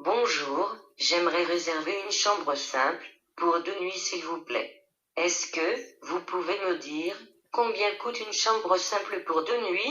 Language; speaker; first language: French; native; French